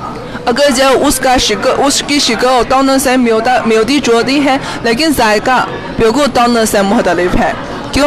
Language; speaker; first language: Hindi; non-native, fluent; Chinese